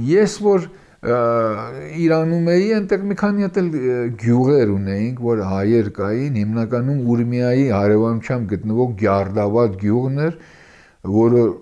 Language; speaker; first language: Armenian; early bilingual, heritage; Armenian